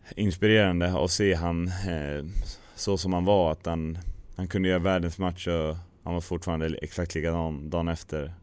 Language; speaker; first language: Swedish; native; Swedish